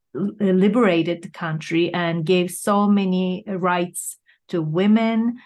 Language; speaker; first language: English; non-native, fluent; Turkish